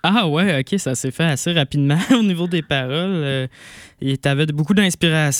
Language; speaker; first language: French; native; French